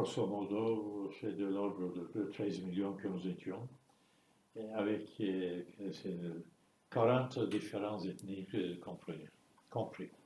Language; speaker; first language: French; non-native, fluent; Turkish